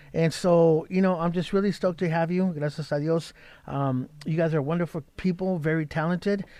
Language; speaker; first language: English; native; English